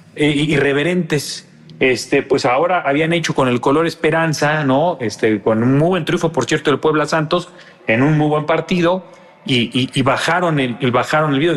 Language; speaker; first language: Spanish; native; Spanish